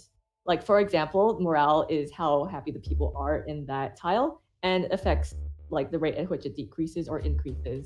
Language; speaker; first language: English; native; English